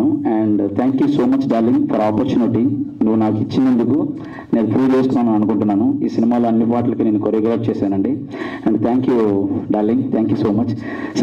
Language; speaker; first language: Telugu; native; Telugu